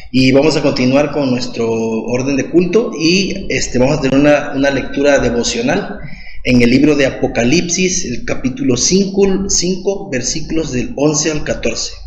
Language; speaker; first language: Spanish; native; Spanish